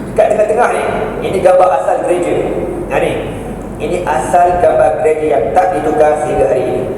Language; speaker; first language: Malay; native; Malay